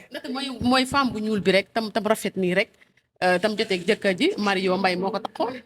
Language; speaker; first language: Wolof; native; Wolof